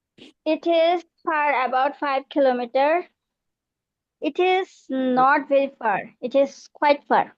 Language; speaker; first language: English; non-native, learner; Bangla